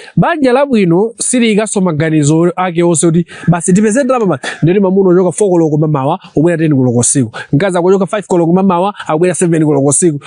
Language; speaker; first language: Nyanja; non-native, local second language; Tumbuka